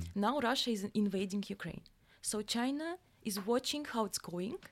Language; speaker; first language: English; non-native, fluent; Russian